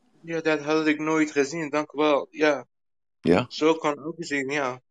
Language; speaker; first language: Dutch; non-native, learner; Persian